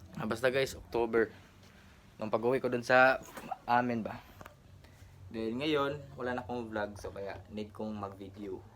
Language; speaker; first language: Filipino; non-native, local second language; Cebuano